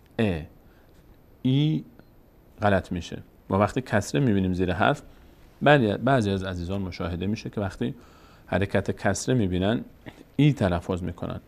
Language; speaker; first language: Persian; native; Persian